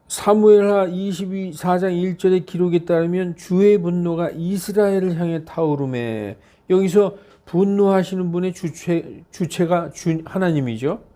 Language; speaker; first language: Korean; native; Korean